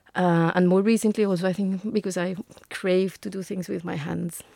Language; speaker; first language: English; non-native, fluent; Spanish